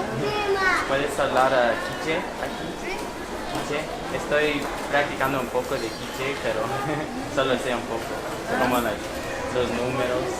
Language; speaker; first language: Spanish; non-native, learner; English